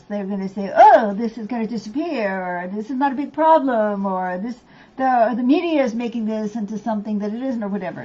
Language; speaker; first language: English; native; English